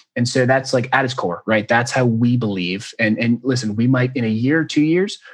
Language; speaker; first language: English; native; English